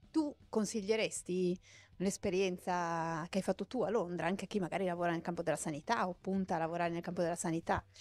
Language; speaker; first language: Italian; native; Italian